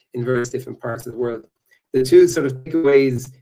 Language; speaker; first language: English; native; English